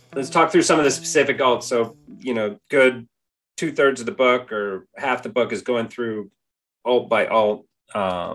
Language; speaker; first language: English; native; English